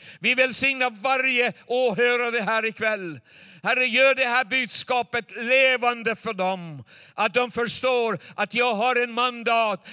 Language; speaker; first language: Swedish; non-native, fluent; Chinese